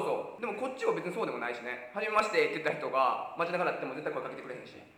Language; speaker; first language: Japanese; native; Japanese